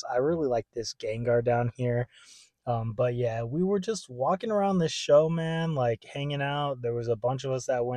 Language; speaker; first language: English; native; English